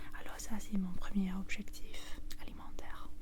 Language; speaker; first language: French; non-native, learner; English